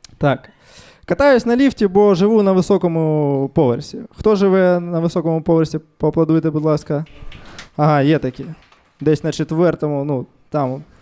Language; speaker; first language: Ukrainian; non-native, local second language; Russian